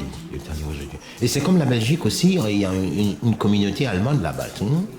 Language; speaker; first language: French; non-native, local second language; Haitian Creole